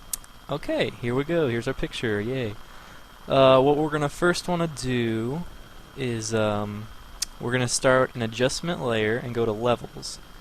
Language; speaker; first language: English; native; English